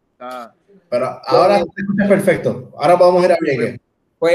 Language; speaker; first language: Spanish; native; Spanish